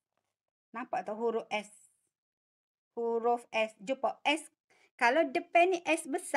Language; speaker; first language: Malay; native; Malay